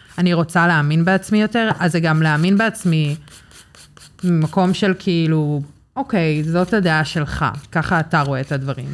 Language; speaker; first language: Hebrew; early bilingual, other home language; English